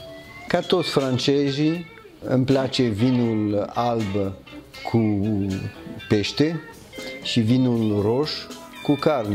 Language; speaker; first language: Romanian; early bilingual, heritage; French